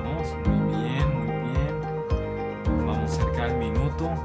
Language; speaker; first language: Spanish; native; Spanish